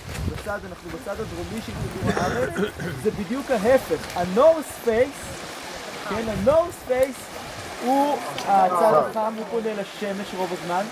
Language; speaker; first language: Hebrew; native; Hebrew